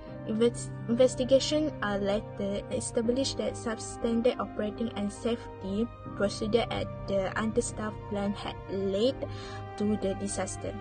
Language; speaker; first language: English; non-native, local second language; Malay